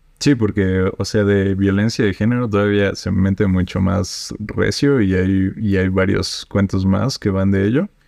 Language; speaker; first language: Spanish; native; Spanish